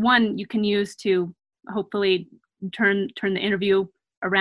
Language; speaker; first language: English; native; English